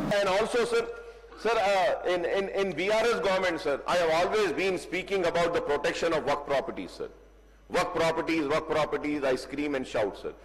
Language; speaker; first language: English; non-native, local second language; Urdu